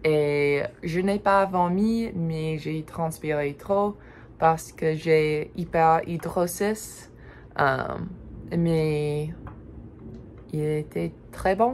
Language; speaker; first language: French; non-native, learner; English